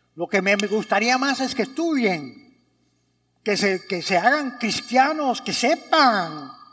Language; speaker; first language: Spanish; early bilingual, heritage; Spanish